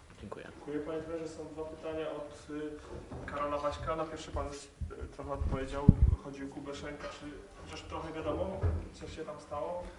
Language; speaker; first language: Polish; native; Polish